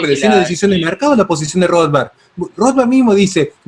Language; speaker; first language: Spanish; native; Spanish